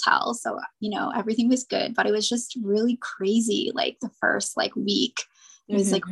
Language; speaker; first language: English; native; English